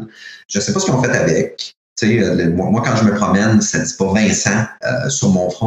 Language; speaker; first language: French; native; French